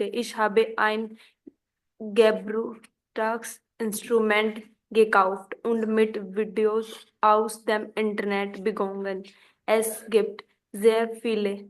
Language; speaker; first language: German; non-native, learner; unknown